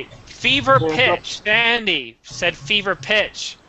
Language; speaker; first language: English; native; English